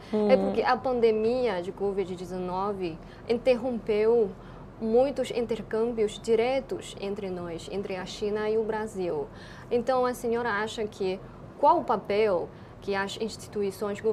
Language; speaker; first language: Portuguese; non-native, fluent; Chinese